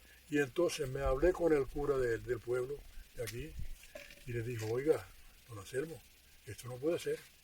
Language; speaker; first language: Spanish; native; Spanish